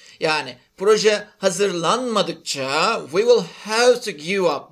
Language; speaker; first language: English; non-native, fluent; Turkish